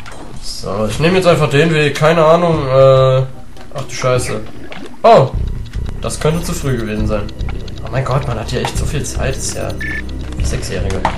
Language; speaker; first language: German; native; German